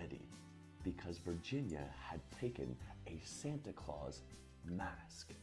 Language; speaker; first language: English; native; English